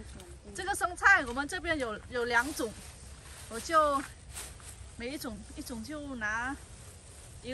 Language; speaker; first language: Chinese; non-native, fluent; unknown